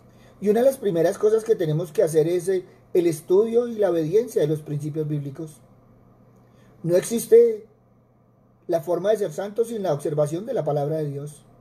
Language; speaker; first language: Spanish; native; Spanish